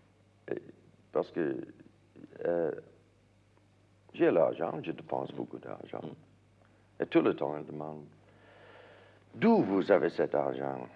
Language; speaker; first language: French; non-native, learner; English